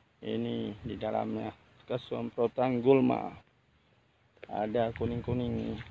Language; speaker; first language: Indonesian; non-native, local second language; Achinese